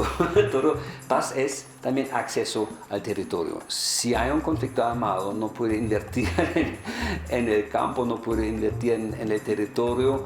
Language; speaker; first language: Spanish; non-native, fluent; German